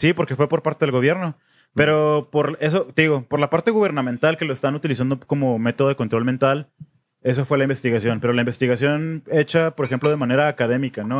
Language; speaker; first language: Spanish; native; Spanish